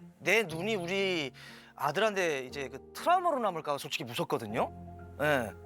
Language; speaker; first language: Korean; native; Korean